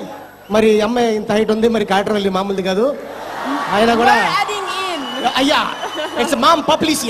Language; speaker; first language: Telugu; native; Telugu